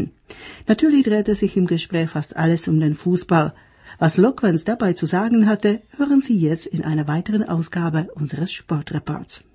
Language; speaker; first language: German; native; German